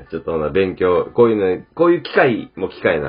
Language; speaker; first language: Japanese; native; Japanese